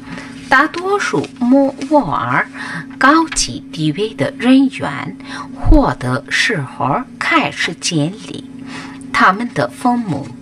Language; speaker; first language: Chinese; non-native, fluent; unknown